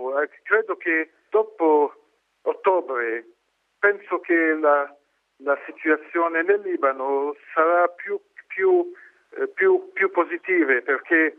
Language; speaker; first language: Italian; non-native, learner; Arabic